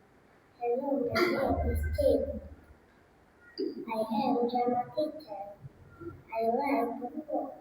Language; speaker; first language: English; non-native, learner; Indonesian